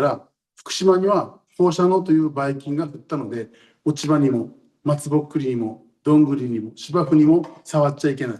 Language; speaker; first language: Japanese; native; Japanese